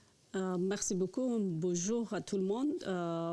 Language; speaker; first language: French; non-native, learner; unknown